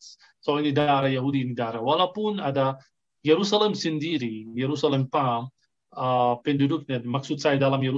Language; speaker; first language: Indonesian; non-native, fluent; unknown